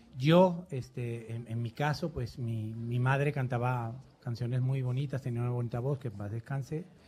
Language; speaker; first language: Spanish; native; Spanish